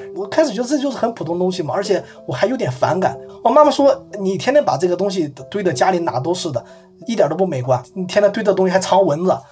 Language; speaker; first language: Chinese; native; Chinese